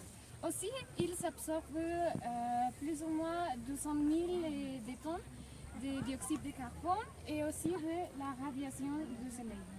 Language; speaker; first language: French; non-native, learner; Spanish